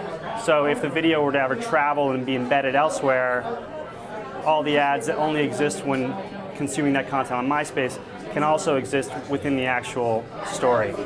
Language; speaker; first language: English; native; English